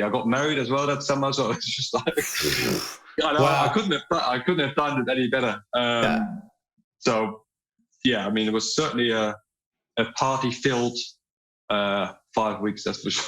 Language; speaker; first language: English; non-native, fluent; German